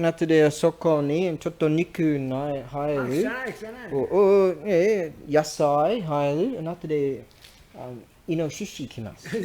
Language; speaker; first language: Japanese; non-native, learner; English